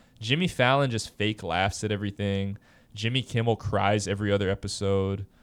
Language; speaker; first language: English; native; English